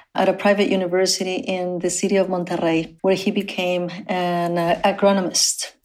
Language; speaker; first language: English; non-native, fluent; Spanish